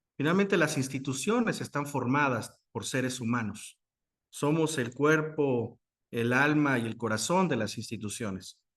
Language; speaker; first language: Spanish; native; Spanish